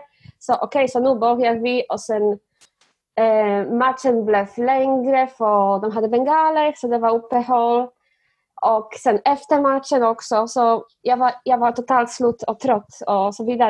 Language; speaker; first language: Swedish; non-native, fluent; Polish